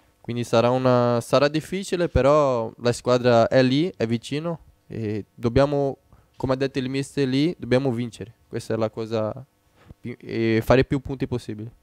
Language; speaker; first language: Italian; non-native, fluent; Portuguese